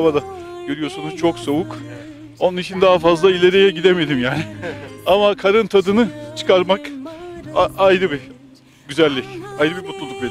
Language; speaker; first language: Turkish; native; Turkish